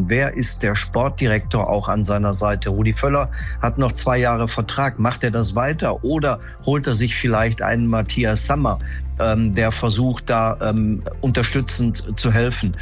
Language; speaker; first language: German; native; German